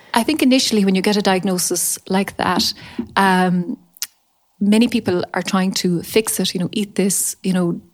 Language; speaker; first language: English; native; English